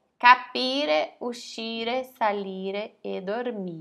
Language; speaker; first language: Italian; non-native, fluent; Portuguese